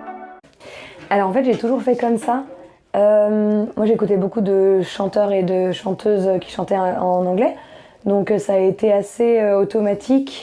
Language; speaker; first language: French; native; French